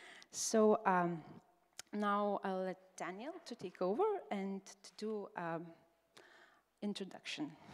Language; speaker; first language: English; non-native, fluent; Lithuanian